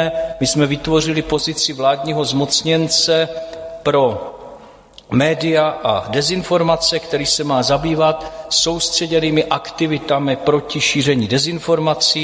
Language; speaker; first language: Czech; native; Czech